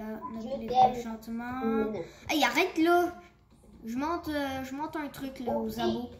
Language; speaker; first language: French; native; French